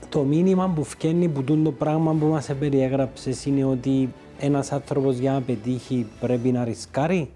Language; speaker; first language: Greek; native; Greek